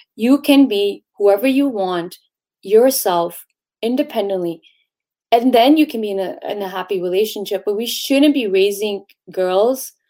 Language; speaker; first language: English; native; English